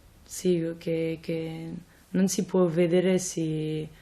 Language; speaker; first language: Italian; non-native, fluent; French